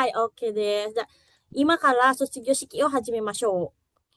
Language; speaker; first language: Japanese; non-native, fluent; Indonesian